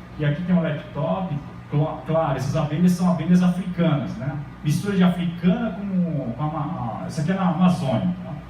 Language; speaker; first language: Portuguese; early bilingual, other home language; Japanese